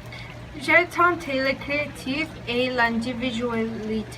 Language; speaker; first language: French; non-native, learner; English